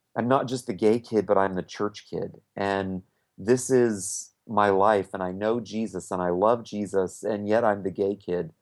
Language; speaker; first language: English; native; English